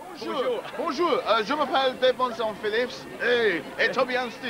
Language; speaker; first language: French; non-native, learner; English